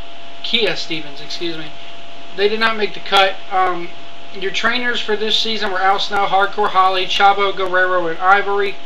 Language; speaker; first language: English; native; English